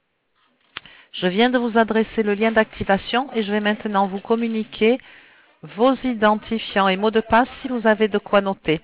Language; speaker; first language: French; native; French